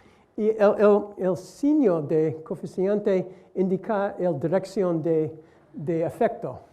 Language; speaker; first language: Spanish; non-native, learner; English